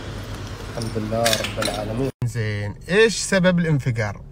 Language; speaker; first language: Arabic; native; Arabic